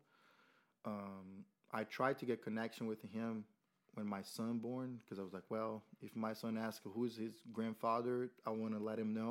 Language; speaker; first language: English; non-native, fluent; Portuguese